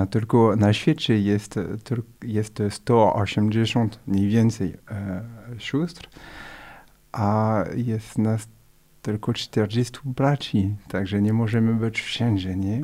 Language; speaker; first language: Polish; non-native, fluent; French